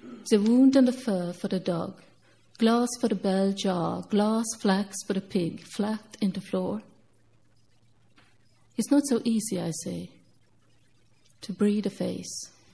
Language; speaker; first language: English; non-native, fluent; Norwegian